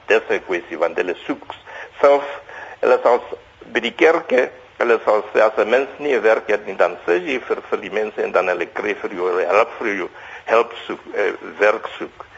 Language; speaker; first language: Afrikaans; non-native, local second language; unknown